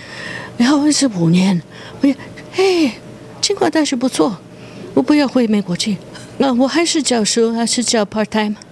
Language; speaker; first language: Chinese; non-native, fluent; English